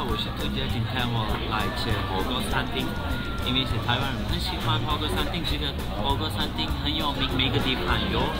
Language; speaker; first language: Chinese; non-native, learner; Turkish